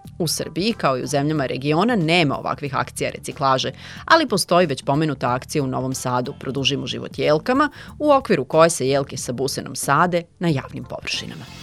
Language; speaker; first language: Serbian; native; Serbian